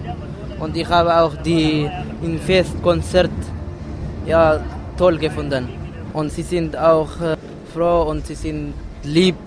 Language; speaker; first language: German; non-native, learner; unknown